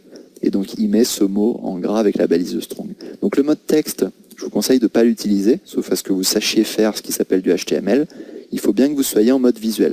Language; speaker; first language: French; native; French